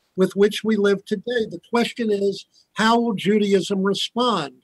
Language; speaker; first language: English; native; English